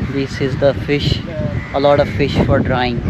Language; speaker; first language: English; non-native, learner; Urdu